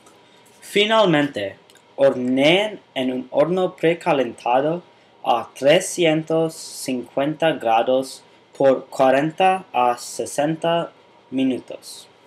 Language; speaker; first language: Spanish; non-native, learner; English